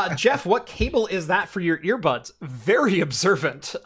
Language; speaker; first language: English; native; English